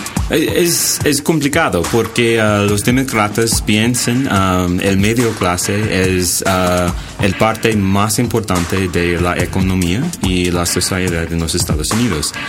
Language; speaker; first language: Spanish; non-native, learner; English